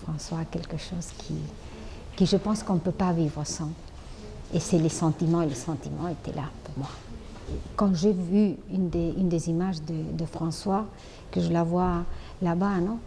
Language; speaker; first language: French; non-native, fluent; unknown